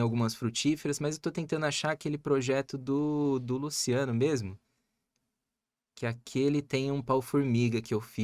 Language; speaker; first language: Portuguese; native; Portuguese